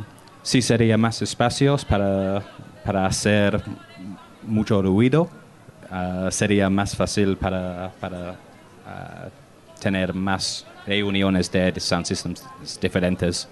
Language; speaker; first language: Spanish; non-native, learner; English